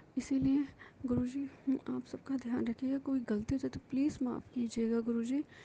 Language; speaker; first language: Hindi; native; Hindi